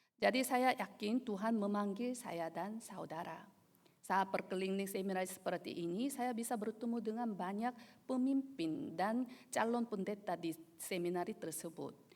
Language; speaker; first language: Indonesian; non-native, fluent; Korean